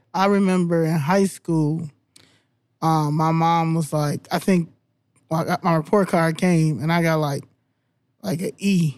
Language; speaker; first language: English; native; English